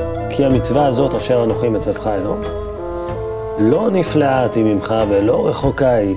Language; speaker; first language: Hebrew; native; Hebrew